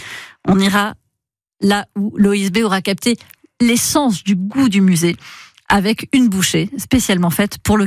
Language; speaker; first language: French; native; French